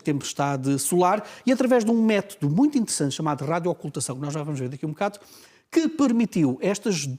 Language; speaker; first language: Portuguese; native; Portuguese